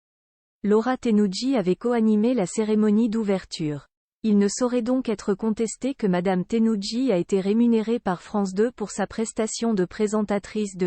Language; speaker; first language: French; native; French